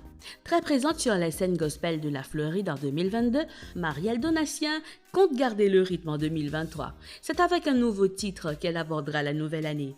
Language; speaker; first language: French; non-native, local second language; Haitian Creole